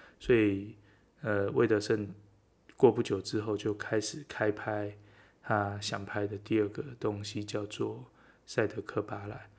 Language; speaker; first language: Chinese; native; Chinese